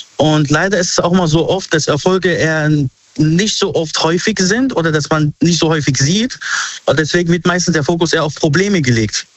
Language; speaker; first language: German; early bilingual, other home language; Arabic